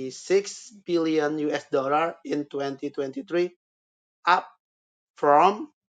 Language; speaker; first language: English; non-native, learner; Indonesian